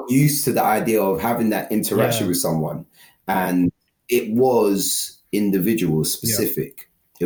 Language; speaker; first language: English; native; English